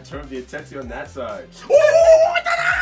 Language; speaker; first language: English; native; English